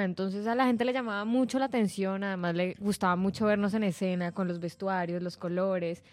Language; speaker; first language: Spanish; native; Spanish